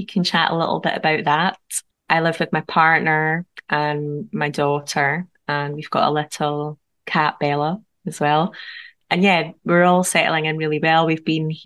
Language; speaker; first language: English; native; English